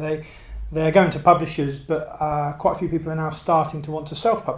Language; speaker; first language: English; native; English